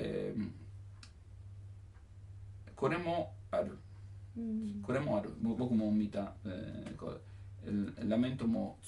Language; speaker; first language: Japanese; non-native, learner; Italian